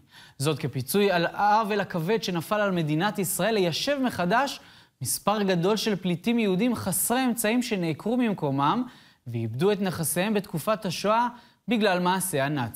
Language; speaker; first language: Hebrew; native; Hebrew